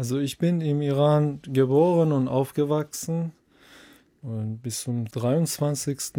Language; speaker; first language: German; non-native, fluent; Persian